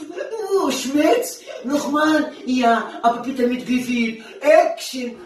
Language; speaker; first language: German; non-native, learner; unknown